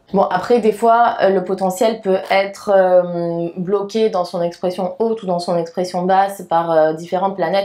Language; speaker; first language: French; native; French